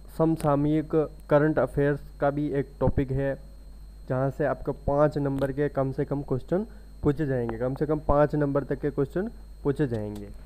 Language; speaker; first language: Hindi; native; Hindi